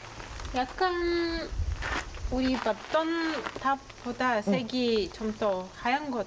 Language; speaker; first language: Korean; non-native, learner; Russian